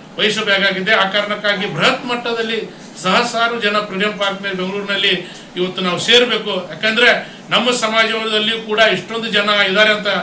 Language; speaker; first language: Kannada; native; Kannada